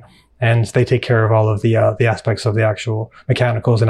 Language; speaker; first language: English; native; English